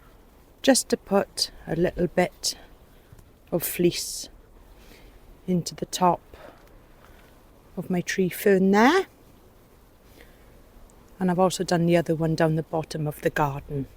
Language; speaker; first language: English; native; English